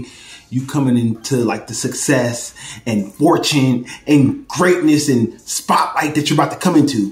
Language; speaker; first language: English; native; English